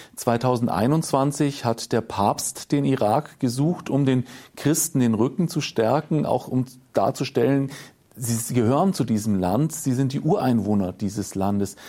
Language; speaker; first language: German; native; German